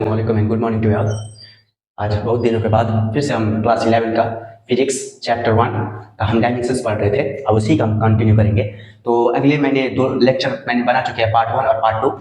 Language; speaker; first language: Hindi; non-native, local second language; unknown